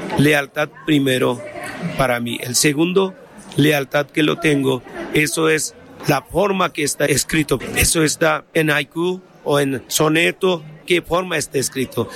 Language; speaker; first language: Spanish; non-native, fluent; Bangla